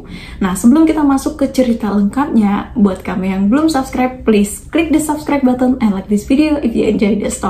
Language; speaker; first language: Indonesian; native; Indonesian